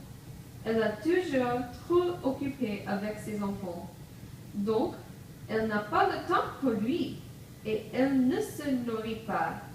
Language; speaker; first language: French; non-native, learner; English